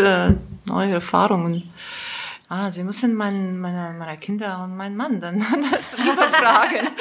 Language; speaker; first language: German; non-native, learner; Latvian